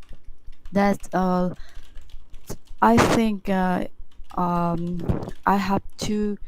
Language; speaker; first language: English; non-native, learner; Thai